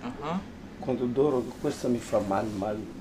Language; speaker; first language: Italian; non-native, learner; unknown